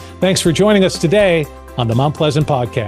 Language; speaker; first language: English; native; English